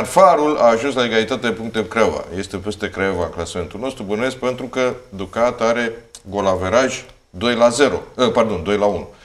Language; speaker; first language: Romanian; native; Romanian